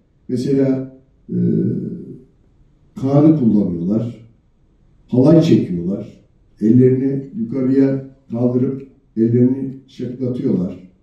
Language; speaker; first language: Turkish; native; Turkish